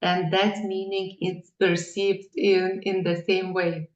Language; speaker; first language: English; non-native, fluent; Lithuanian